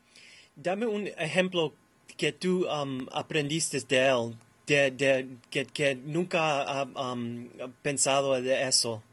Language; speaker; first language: Spanish; non-native, learner; English